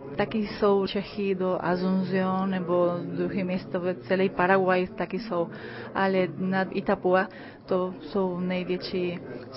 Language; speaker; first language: Czech; early bilingual, heritage; Czech